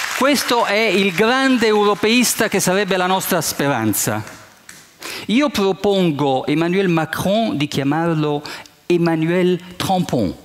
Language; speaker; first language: Italian; early bilingual, heritage; Italian